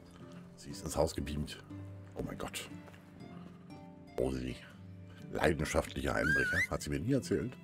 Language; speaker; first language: German; native; German